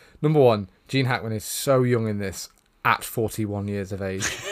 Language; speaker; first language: English; native; English